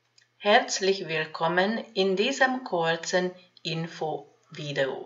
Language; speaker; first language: German; non-native, fluent; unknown